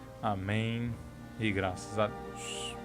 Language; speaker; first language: Portuguese; native; Portuguese